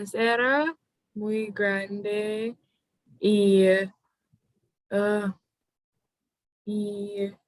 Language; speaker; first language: Spanish; non-native, learner; English